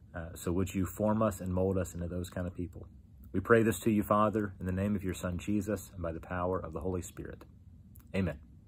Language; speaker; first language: English; native; English